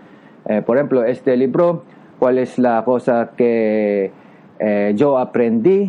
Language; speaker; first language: Spanish; non-native, learner; Japanese